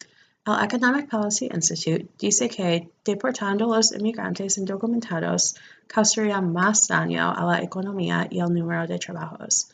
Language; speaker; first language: Spanish; non-native, fluent; English